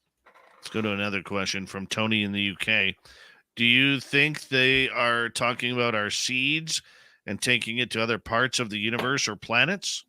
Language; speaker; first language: English; native; English